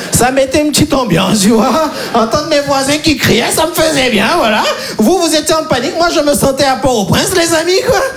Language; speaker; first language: French; non-native, local second language; Haitian Creole